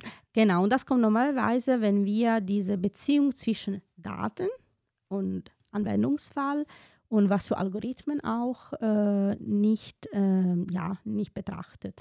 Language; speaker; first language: German; non-native, fluent; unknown